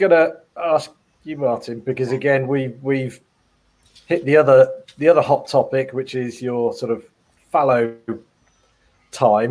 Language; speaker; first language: English; native; English